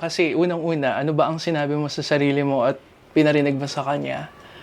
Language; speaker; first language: Filipino; native; Filipino